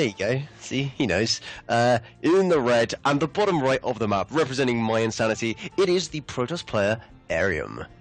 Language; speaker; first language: English; native; English